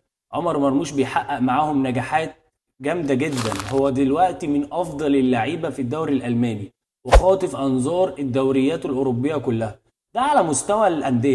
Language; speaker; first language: Arabic; native; Arabic